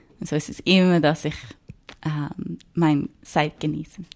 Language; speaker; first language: German; non-native, learner; English